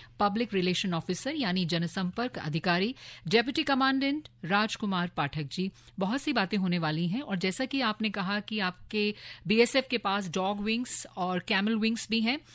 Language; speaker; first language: Hindi; native; Hindi